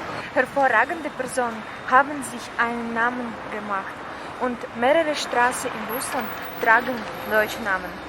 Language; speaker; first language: German; non-native, fluent; Russian